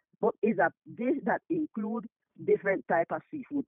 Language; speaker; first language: English; non-native, local second language; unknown